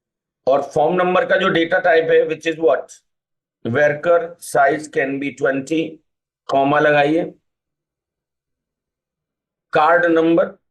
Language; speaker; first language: Hindi; native; Hindi